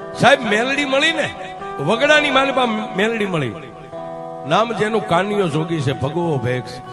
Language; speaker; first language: Gujarati; native; Gujarati